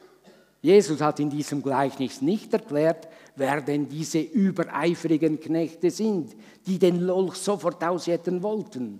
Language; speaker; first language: German; native; German